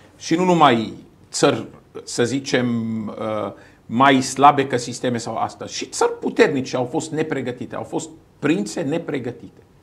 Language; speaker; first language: Romanian; non-native, fluent; Arabic